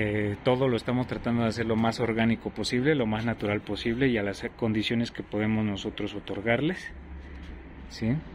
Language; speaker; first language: Spanish; native; Spanish